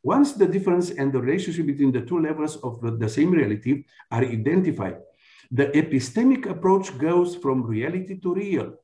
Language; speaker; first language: English; non-native, fluent; Romanian